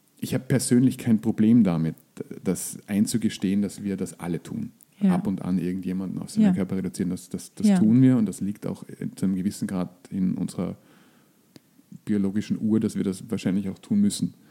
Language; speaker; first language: German; native; German